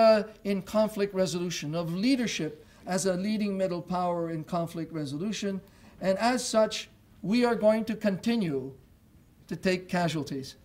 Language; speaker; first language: English; non-native, local second language; French